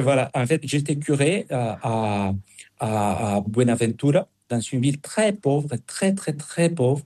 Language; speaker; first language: French; non-native, fluent; Spanish